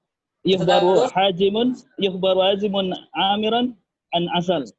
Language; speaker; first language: Arabic; non-native, learner; Indonesian